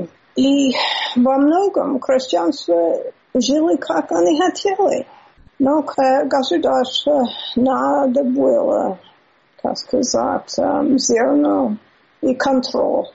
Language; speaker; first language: Russian; non-native, learner; English